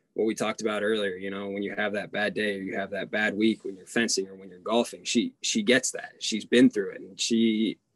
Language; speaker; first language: English; early bilingual, other home language; Hungarian